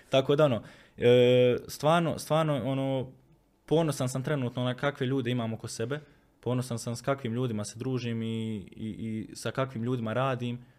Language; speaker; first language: Croatian; native; Croatian